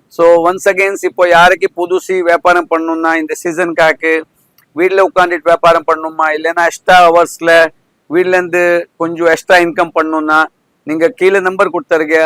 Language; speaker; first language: Tamil; non-native, fluent; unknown